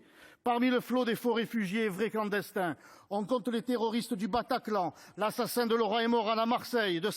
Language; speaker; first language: French; native; French